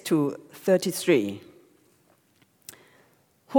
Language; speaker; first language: English; non-native, local second language; Cantonese